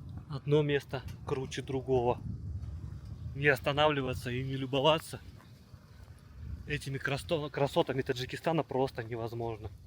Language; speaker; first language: Russian; native; Russian